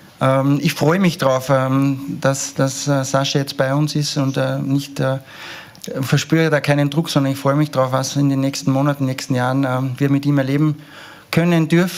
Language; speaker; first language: German; native; German